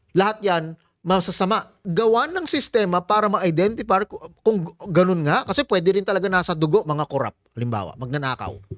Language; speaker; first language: Filipino; native; Filipino